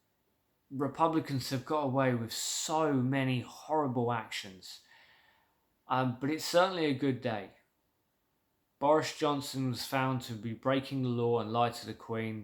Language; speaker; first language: English; native; English